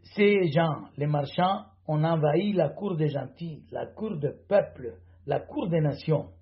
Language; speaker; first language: French; non-native, fluent; Spanish